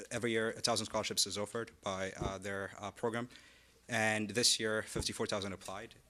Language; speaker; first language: English; non-native, fluent; Amharic